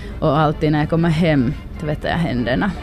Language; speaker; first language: Swedish; non-native, local second language; Finnish